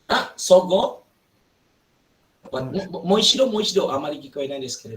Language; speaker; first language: Japanese; non-native, fluent; Malay